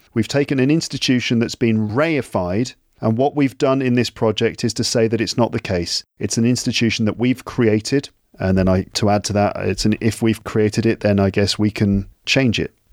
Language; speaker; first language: English; native; English